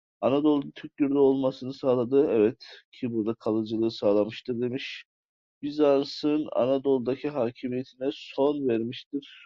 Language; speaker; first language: Turkish; native; Turkish